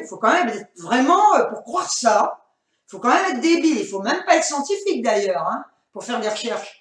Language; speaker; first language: French; native; French